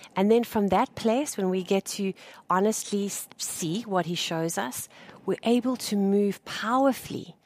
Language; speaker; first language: English; native; English